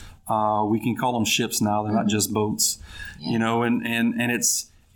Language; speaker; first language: English; native; English